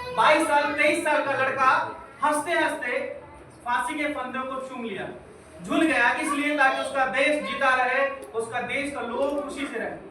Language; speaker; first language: Hindi; native; Hindi